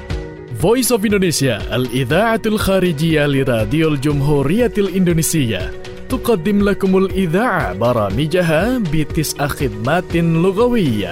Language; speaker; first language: Arabic; non-native, fluent; Indonesian